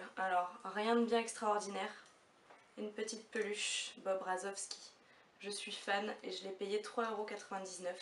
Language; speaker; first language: French; native; French